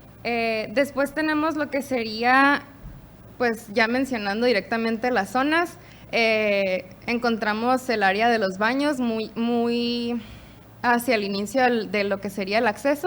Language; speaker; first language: Spanish; native; Spanish